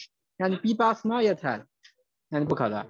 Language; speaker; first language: Turkish; non-native, fluent; Chinese